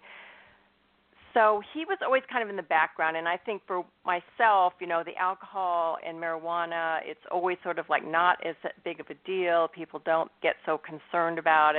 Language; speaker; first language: English; native; English